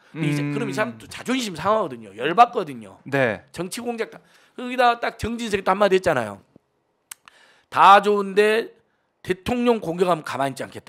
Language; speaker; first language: Korean; native; Korean